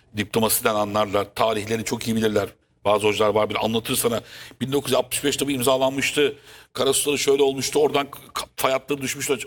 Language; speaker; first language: Turkish; native; Turkish